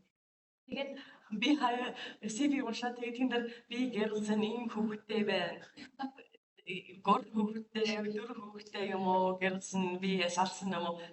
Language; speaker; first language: Mongolian; non-native, fluent; English